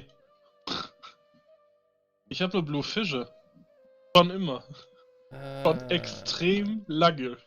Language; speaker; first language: German; native; German